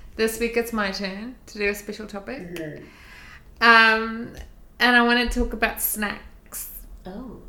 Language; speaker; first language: English; native; English